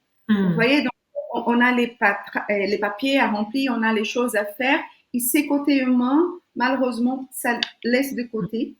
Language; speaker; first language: French; non-native, fluent; Portuguese